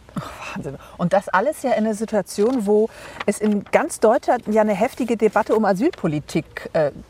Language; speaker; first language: German; native; German